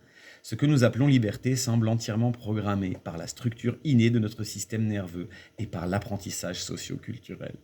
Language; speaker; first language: French; native; French